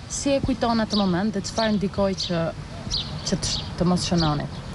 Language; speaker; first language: Albanian; native; Albanian